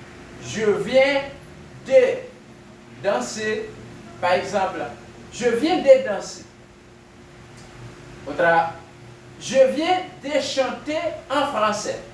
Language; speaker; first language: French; non-native, fluent; Spanish